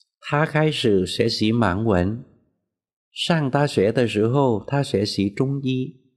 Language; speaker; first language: Chinese; non-native, fluent; Vietnamese